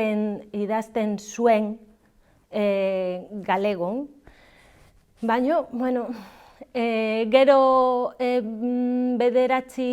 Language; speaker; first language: Basque; non-native, learner; Galician